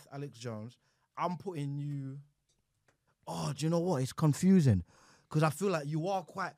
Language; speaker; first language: English; non-native, local second language; Yoruba